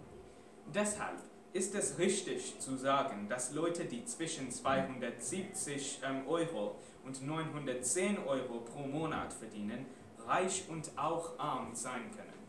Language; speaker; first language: German; non-native, fluent; English